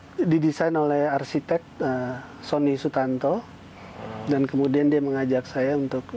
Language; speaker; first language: Indonesian; native; Indonesian